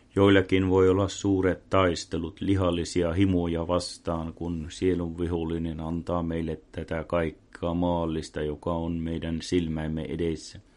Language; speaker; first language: Finnish; non-native, local second language; Swedish